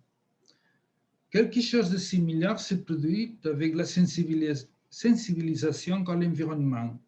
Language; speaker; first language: French; non-native, fluent; Spanish